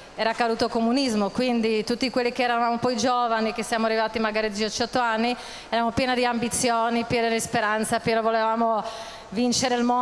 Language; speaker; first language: Italian; non-native, fluent; Czech